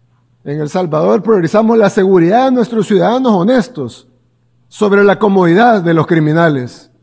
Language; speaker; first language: Spanish; native; Spanish